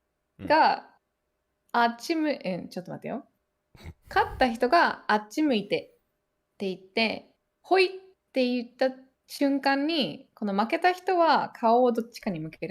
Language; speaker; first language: Japanese; native; Japanese